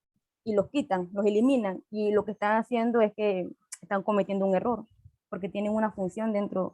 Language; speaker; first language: Spanish; native; Spanish